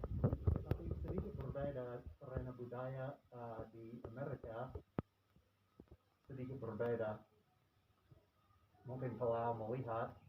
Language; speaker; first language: Indonesian; non-native, fluent; English